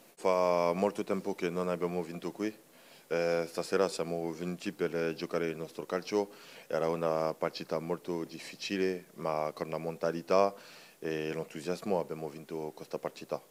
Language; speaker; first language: Italian; non-native, learner; French